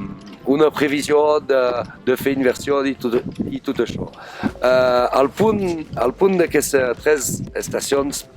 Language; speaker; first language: Catalan; non-native, fluent; French